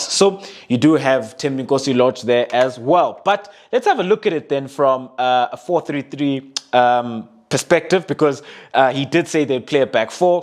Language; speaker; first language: English; non-native, local second language; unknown